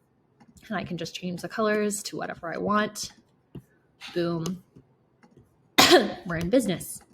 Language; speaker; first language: English; native; English